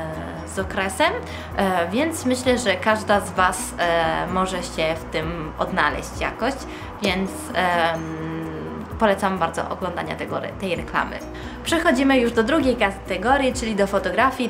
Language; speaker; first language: Polish; early bilingual, heritage; Polish